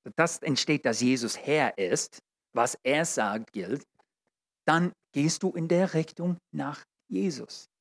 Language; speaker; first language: German; non-native, learner; English